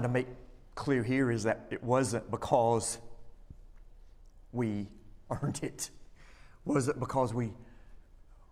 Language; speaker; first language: English; native; English